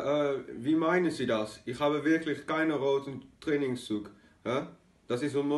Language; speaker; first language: German; non-native, learner; Dutch